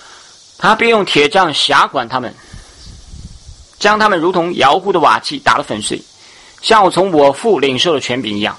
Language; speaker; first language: Chinese; native; Chinese